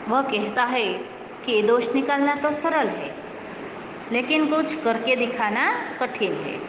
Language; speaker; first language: Hindi; non-native, local second language; Gujarati